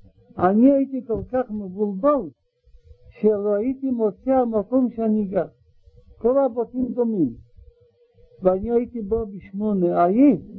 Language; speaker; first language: Hebrew; non-native, learner; Russian